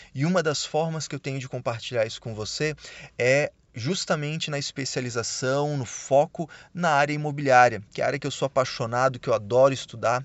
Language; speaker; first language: Portuguese; native; Portuguese